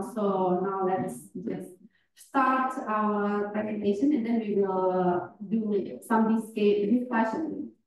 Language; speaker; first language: English; non-native, fluent; Indonesian